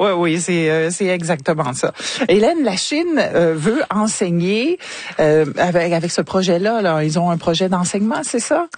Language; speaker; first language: French; native; French